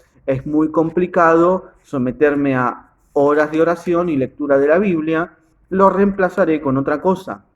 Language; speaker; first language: Spanish; native; Spanish